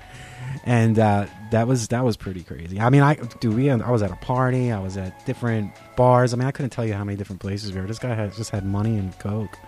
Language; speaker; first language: English; native; English